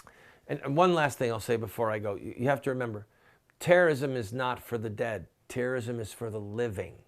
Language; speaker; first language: English; native; English